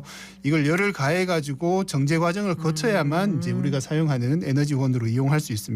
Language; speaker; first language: Korean; native; Korean